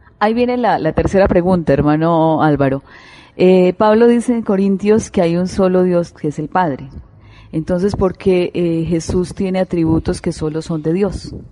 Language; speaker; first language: Spanish; native; Spanish